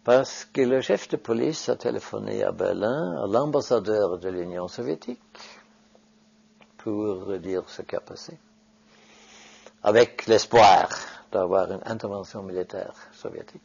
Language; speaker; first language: French; non-native, fluent; Norwegian